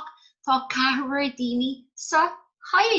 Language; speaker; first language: Irish; non-native, fluent; English